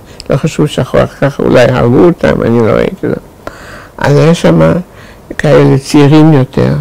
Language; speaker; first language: Hebrew; non-native, fluent; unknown